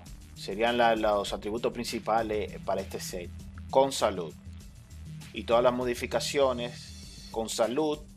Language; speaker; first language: Spanish; native; Spanish